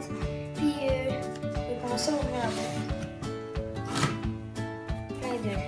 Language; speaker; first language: French; native; French